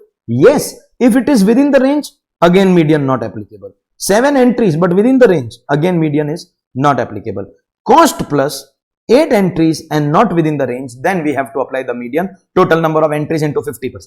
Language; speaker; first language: English; non-native, local second language; Hindi